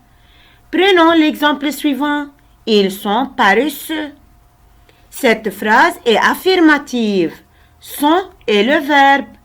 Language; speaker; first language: French; non-native, local second language; Arabic